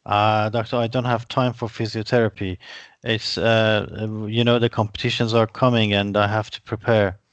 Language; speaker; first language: English; non-native, fluent; Persian